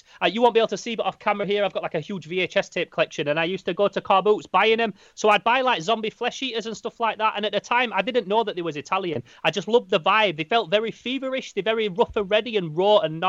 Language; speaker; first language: English; native; English